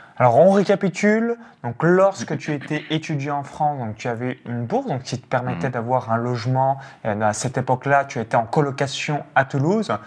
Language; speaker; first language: French; native; French